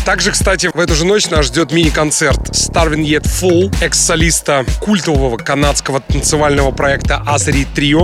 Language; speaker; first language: Russian; native; Russian